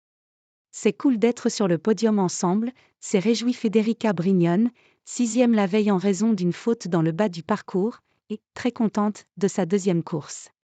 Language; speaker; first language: French; native; French